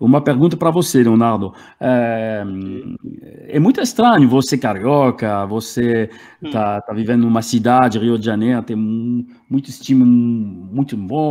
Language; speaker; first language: Portuguese; non-native, fluent; French